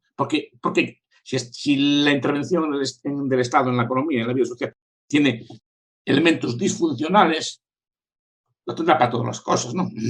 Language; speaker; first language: Spanish; native; Spanish